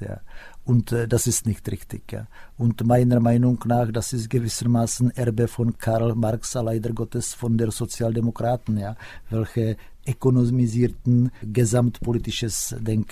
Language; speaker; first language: German; non-native, fluent; Czech